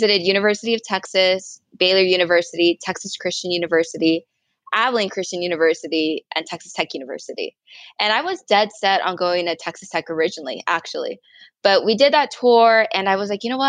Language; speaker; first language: English; native; English